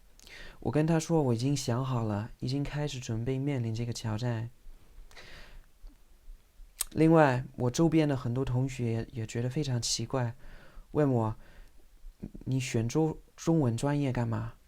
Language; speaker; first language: Chinese; non-native, fluent; English